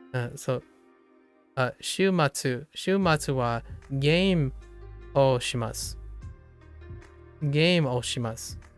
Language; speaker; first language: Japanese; non-native, learner; English